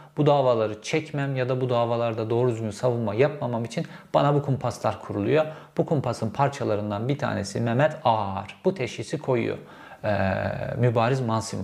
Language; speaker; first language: Turkish; native; Turkish